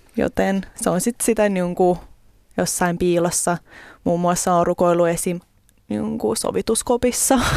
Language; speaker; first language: Finnish; early bilingual, other home language; Russian